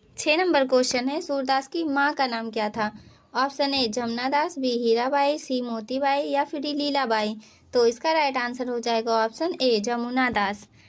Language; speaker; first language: Hindi; native; Hindi